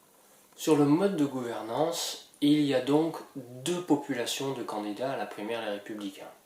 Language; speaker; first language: French; native; French